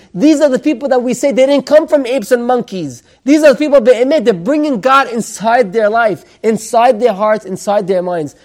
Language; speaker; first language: English; native; English